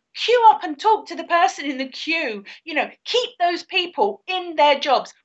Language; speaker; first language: English; native; English